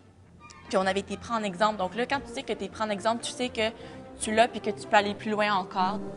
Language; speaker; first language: French; native; French